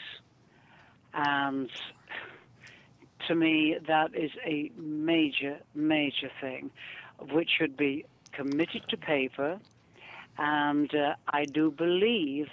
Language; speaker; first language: English; native; English